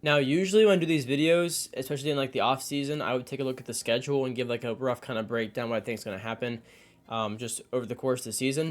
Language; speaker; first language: English; native; English